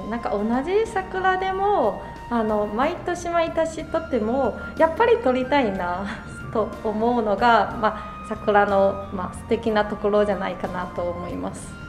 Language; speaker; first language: Japanese; non-native, fluent; Chinese